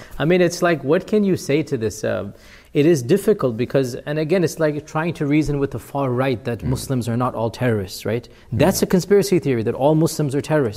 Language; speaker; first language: English; early bilingual, other home language; Urdu